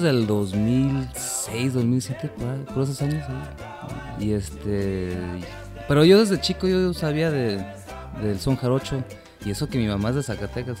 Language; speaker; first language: Spanish; early bilingual, heritage; Spanish